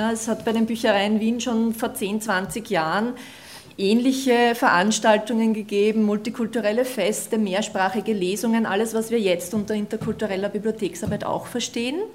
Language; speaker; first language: German; native; German